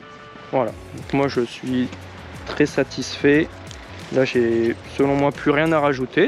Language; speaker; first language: French; native; French